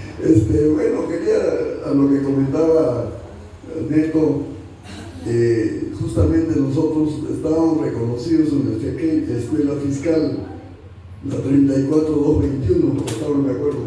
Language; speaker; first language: Spanish; native; Spanish